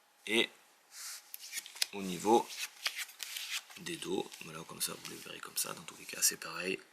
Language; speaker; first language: French; native; French